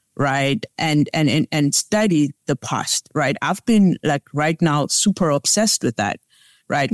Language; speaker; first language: English; non-native, local second language; Tsonga